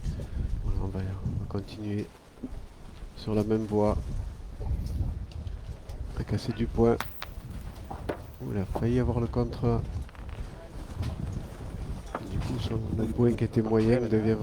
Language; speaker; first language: French; native; French